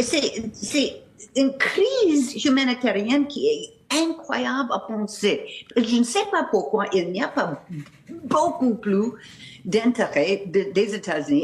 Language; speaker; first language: French; non-native, fluent; English